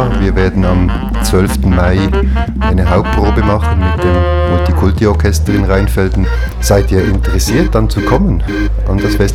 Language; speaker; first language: German; native; German